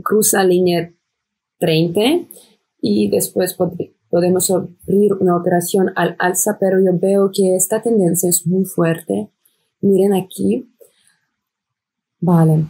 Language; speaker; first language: Spanish; non-native, fluent; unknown